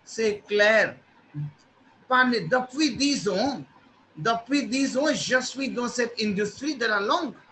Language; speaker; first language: French; non-native, fluent; Hindi